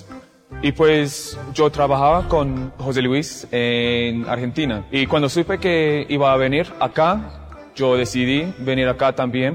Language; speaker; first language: Spanish; non-native, fluent; English